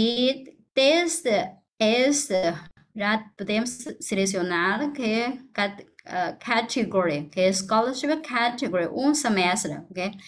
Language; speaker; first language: Portuguese; non-native, fluent; Chinese